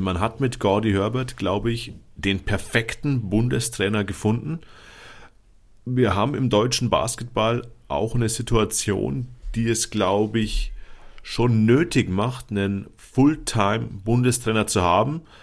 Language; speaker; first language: German; native; German